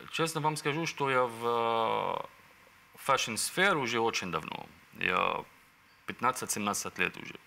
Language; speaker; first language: Russian; non-native, learner; Arabic